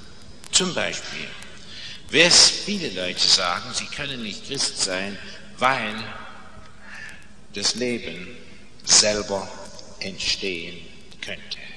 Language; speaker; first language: German; non-native, fluent; English